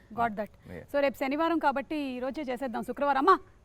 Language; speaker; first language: Telugu; native; Telugu